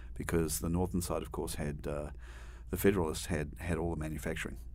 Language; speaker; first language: English; native; English